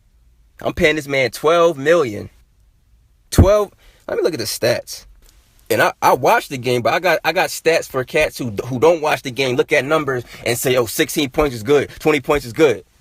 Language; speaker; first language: English; native; English